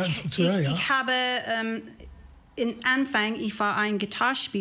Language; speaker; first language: German; non-native, learner; English